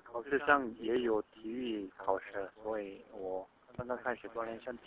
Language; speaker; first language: Chinese; non-native, fluent; Korean